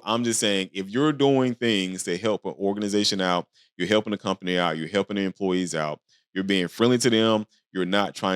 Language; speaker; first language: English; native; English